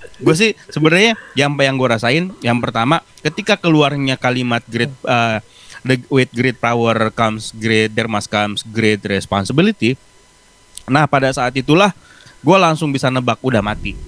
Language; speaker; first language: Indonesian; native; Indonesian